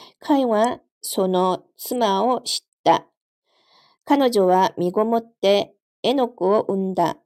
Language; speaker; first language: Japanese; non-native, fluent; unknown